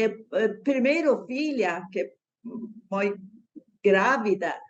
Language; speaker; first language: Portuguese; non-native, learner; Persian